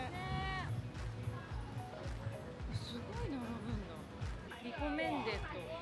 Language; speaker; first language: Japanese; native; Japanese